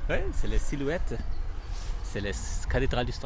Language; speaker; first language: French; non-native, fluent; German